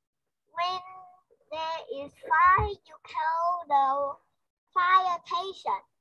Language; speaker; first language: English; non-native, learner; Vietnamese